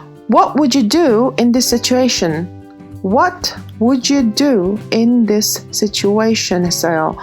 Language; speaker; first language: English; non-native, fluent; Korean